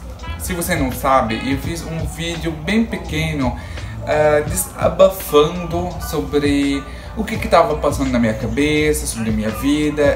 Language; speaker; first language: Portuguese; non-native, fluent; Arabic